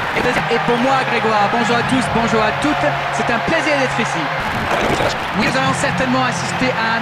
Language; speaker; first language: French; native; French